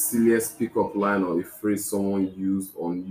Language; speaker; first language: English; non-native, local second language; Igbo